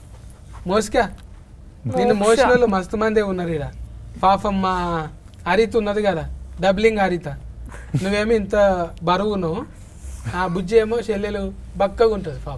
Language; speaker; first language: Telugu; native; Telugu